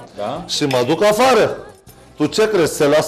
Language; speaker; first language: Romanian; non-native, learner; Turkish